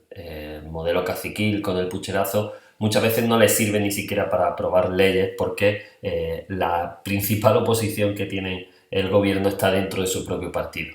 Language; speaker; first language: Spanish; native; Spanish